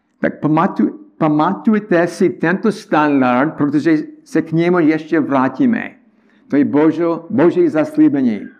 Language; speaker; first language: Czech; non-native, learner; English